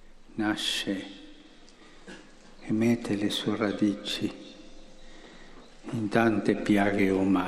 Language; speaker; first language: Italian; non-native, fluent; Spanish